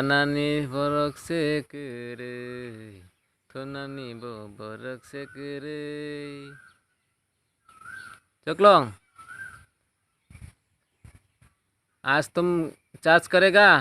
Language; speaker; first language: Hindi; non-native, local second language; Kok Borok